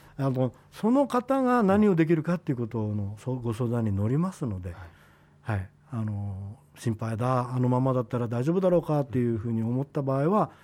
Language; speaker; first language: Japanese; native; Japanese